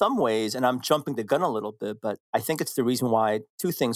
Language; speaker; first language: English; early bilingual, other home language; Korean